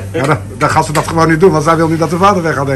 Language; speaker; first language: Dutch; native; Dutch